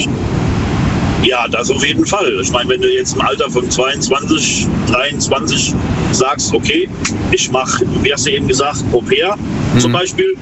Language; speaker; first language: German; native; German